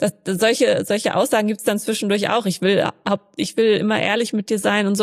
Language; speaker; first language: German; native; German